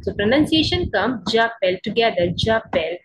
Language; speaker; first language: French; non-native, learner; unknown